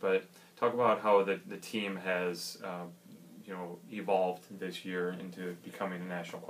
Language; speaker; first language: English; native; English